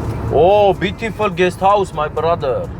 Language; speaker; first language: English; non-native, learner; Armenian